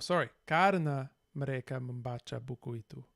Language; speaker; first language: Indonesian; non-native, learner; English